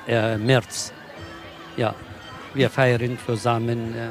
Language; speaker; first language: German; non-native, learner; Kurdish